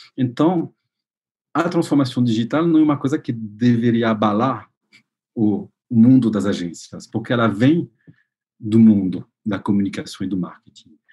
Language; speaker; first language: Portuguese; non-native, fluent; French